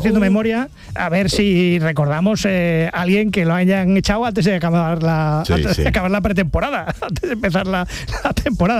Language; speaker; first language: Spanish; native; Spanish